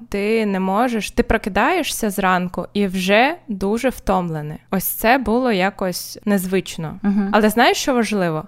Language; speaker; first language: Ukrainian; non-native, local second language; Russian